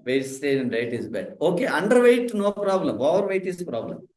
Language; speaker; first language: English; non-native, local second language; Telugu